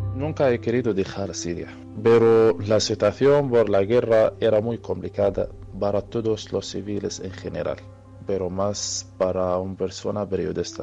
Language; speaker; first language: Spanish; early bilingual, other home language; Arabic